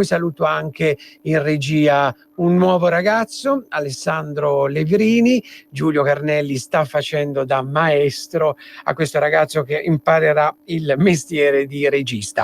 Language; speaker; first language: Italian; native; Italian